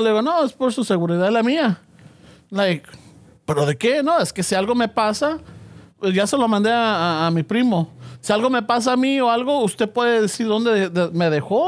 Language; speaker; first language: Spanish; early bilingual, heritage; Spanish